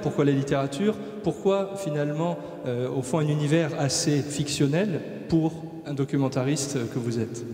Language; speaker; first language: French; native; French